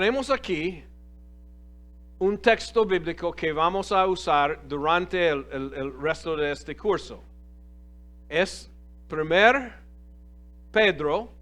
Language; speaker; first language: Spanish; non-native, fluent; English